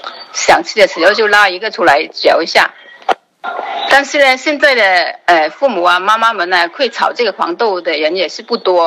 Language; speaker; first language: Chinese; native; Chinese